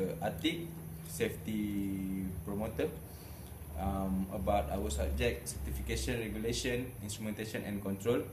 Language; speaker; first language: English; non-native, local second language; Malay